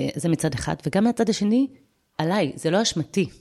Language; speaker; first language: Hebrew; early bilingual, other home language; Russian